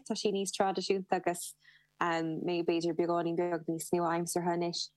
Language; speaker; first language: Irish; non-native, local second language; English